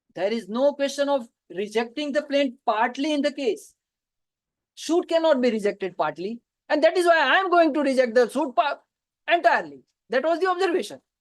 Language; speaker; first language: English; non-native, local second language; Gujarati